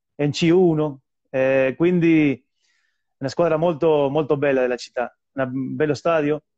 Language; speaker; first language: Italian; non-native, fluent; Spanish